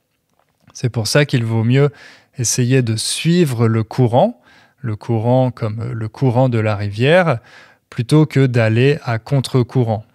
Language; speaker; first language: French; native; French